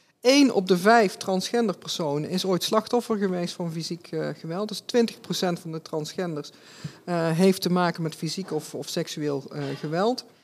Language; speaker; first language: Dutch; native; Dutch